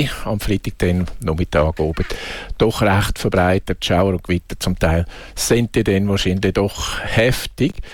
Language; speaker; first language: German; native; German